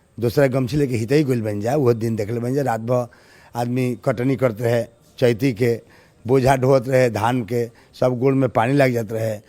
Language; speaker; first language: Bhojpuri; native; Bhojpuri